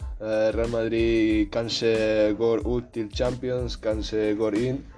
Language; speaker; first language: Norwegian; non-native, learner; Spanish